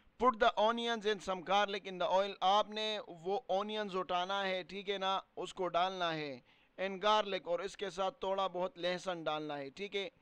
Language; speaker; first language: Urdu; non-native, local second language; Punjabi